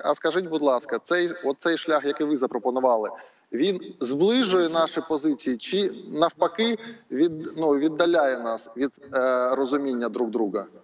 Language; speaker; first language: Ukrainian; non-native, local second language; Russian